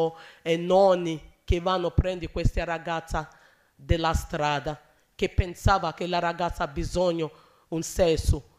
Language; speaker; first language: Italian; non-native, learner; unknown